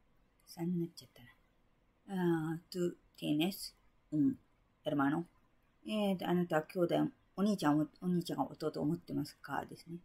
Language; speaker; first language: Spanish; non-native, learner; Japanese